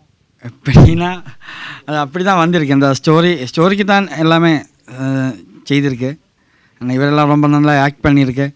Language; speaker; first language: Tamil; non-native, learner; Malayalam